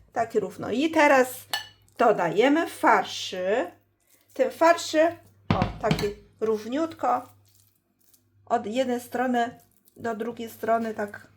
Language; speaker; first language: Polish; non-native, learner; Chinese